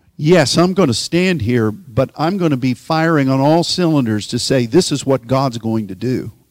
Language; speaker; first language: English; native; English